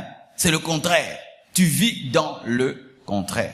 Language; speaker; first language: French; non-native, local second language; Lingala